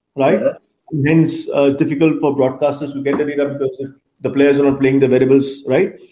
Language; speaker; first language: English; non-native, local second language; Bangla